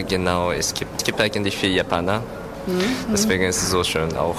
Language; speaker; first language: German; non-native, learner; Japanese